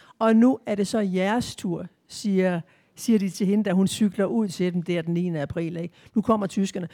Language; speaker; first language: Danish; native; Danish